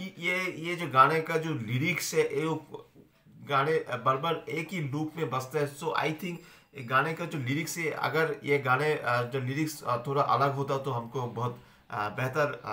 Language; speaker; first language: Hindi; non-native, local second language; Bangla